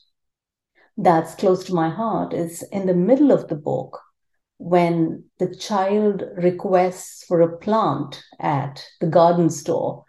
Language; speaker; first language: English; non-native, local second language; Tamil